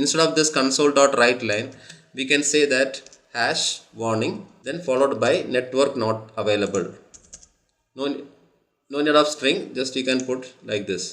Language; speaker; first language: English; non-native, local second language; Tamil